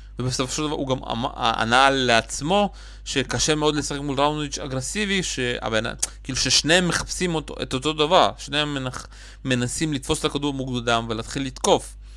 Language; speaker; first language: Hebrew; early bilingual, other home language; Russian